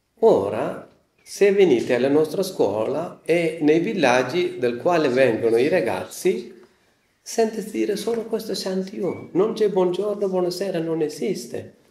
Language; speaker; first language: Italian; non-native, fluent; Malayalam